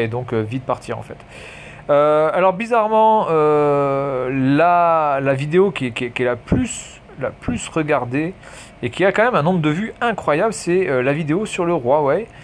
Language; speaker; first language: French; native; French